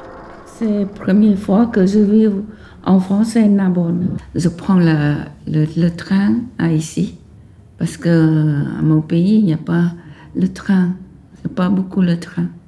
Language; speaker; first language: French; non-native, learner; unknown